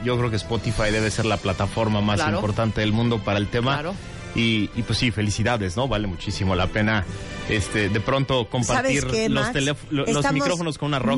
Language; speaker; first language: Spanish; native; Spanish